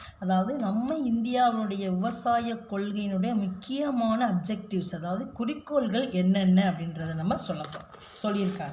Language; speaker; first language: Tamil; native; Tamil